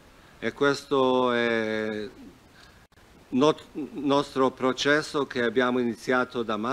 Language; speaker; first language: Italian; non-native, fluent; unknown